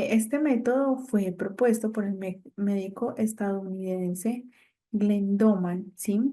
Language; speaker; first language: Spanish; native; Spanish